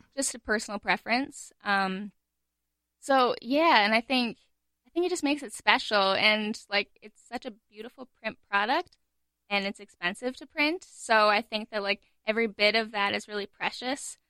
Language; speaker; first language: English; native; English